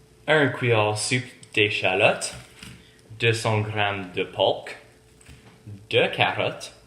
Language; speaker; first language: French; non-native, fluent; English